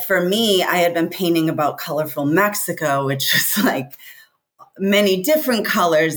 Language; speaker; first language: English; native; English